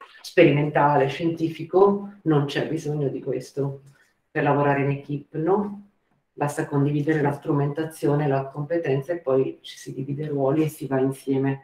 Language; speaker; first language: Italian; native; Italian